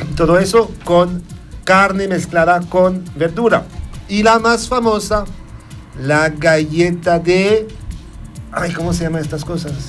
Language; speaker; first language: Spanish; non-native, fluent; French